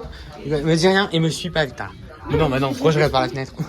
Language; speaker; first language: French; native; French